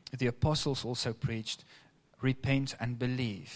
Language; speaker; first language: English; native; English